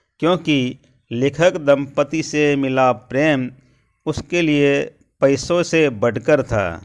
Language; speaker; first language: Hindi; non-native, local second language; Gujarati